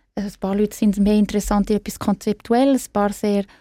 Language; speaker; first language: German; native; German